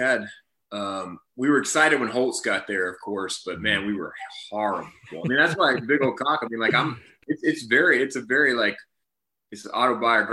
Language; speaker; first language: English; native; English